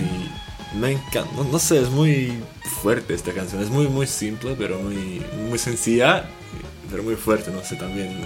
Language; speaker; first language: Spanish; non-native, fluent; Slovak